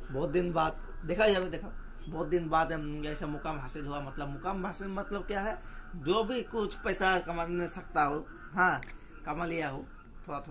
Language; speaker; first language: Hindi; non-native, local second language; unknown